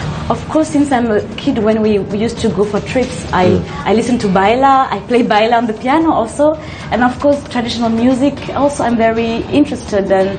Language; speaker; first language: English; non-native, fluent; French